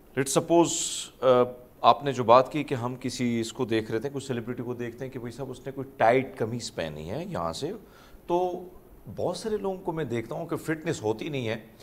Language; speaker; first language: Urdu; non-native, local second language; Punjabi